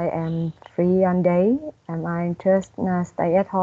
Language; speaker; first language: English; non-native, learner; Vietnamese